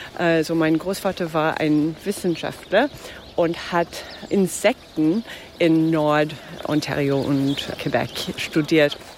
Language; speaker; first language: German; non-native, fluent; English